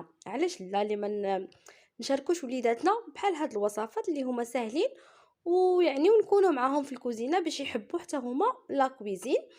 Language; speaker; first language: Arabic; native; Arabic